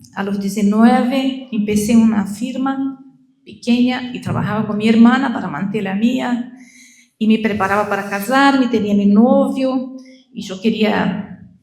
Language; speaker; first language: Spanish; non-native, learner; Portuguese